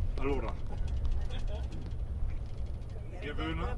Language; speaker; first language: Italian; native; Italian